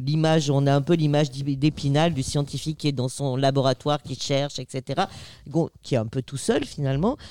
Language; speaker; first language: French; native; French